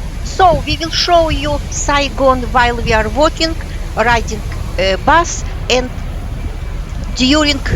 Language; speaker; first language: English; non-native, fluent; Russian